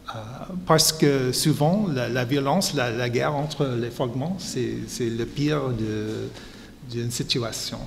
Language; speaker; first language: French; non-native, fluent; English